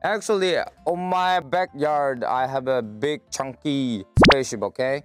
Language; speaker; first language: English; non-native, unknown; Korean